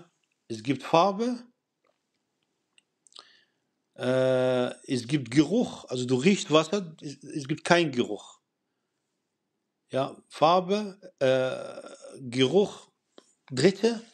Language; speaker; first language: German; non-native, fluent; Arabic